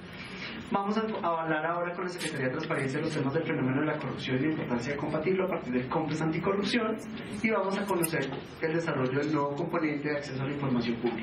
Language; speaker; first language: Spanish; native; Spanish